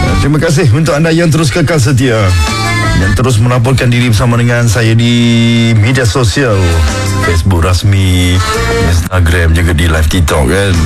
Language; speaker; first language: Malay; native; Malay